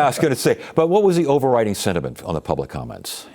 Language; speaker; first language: English; native; English